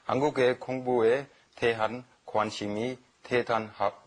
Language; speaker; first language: Korean; non-native, learner; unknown